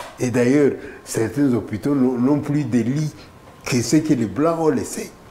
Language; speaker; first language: French; non-native, local second language; Kinyarwanda